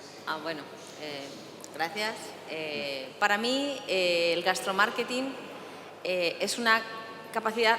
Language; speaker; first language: Spanish; native; Spanish